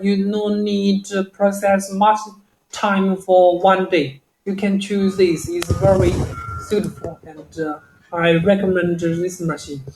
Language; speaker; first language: English; non-native, learner; Chinese